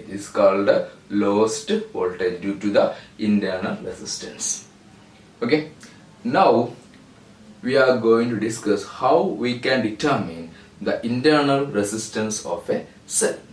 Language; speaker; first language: English; non-native, local second language; Malayalam